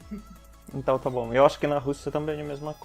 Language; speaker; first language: Portuguese; non-native, fluent; Russian